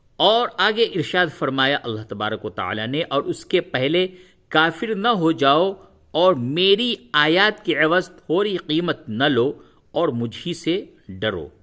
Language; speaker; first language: Urdu; native; Urdu